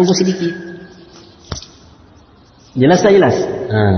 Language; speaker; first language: Indonesian; non-native, learner; Arabic